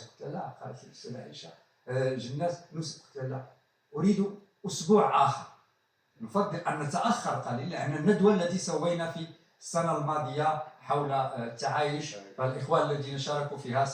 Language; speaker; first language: Arabic; native; Arabic